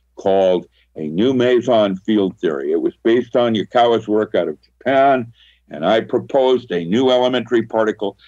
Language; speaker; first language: English; early bilingual, other home language; Filipino